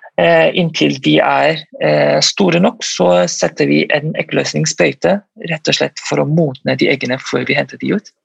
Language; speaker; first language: Norwegian; non-native, fluent; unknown